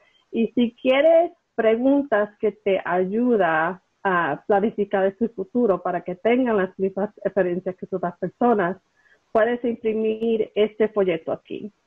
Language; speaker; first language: Spanish; early bilingual, heritage; Spanish